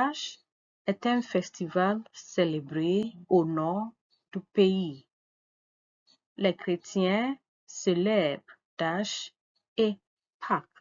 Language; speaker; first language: French; non-native, fluent; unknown